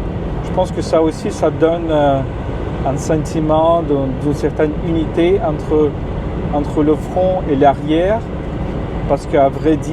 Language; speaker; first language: French; non-native, fluent; Ukrainian